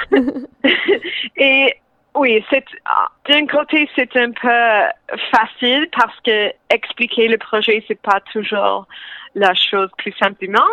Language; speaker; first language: French; non-native, local second language; English